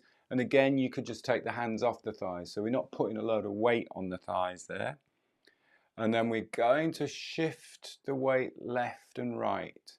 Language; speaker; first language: English; native; English